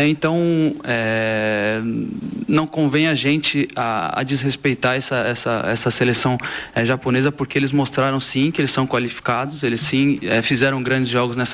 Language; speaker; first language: Portuguese; native; Portuguese